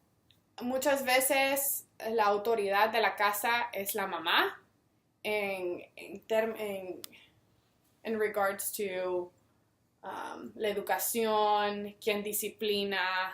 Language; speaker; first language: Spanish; non-native, local second language; English